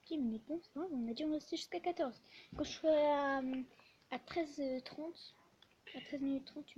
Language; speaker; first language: French; native; French